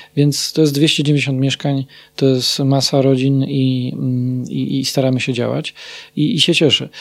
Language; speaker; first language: Polish; native; Polish